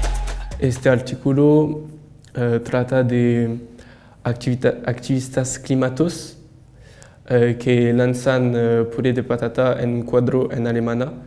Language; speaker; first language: Spanish; non-native, learner; French